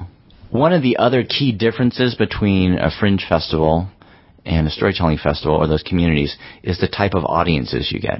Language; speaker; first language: English; native; English